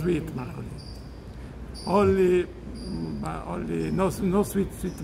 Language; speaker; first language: English; non-native, learner; Italian